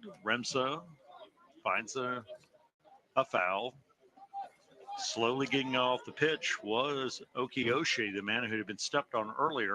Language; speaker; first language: English; native; English